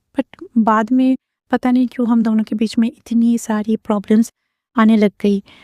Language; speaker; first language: Hindi; non-native, local second language; Bangla